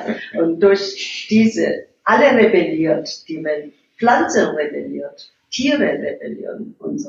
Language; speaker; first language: German; non-native, learner; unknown